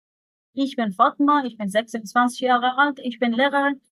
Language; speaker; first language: German; non-native, fluent; Arabic